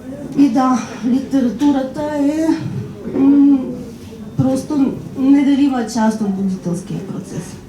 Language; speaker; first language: Bulgarian; non-native, fluent; Ukrainian